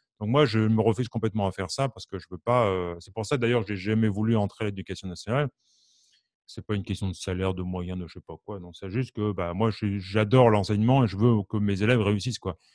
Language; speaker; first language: French; native; French